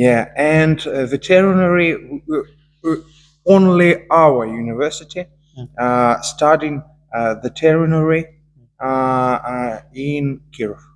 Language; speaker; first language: English; non-native, learner; Russian